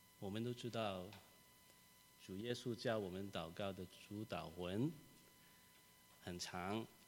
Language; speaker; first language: Chinese; non-native, local second language; Cantonese